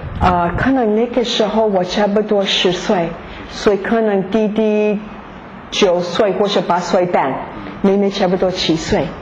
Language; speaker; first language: Chinese; non-native, fluent; English